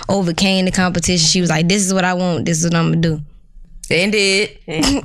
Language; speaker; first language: English; native; English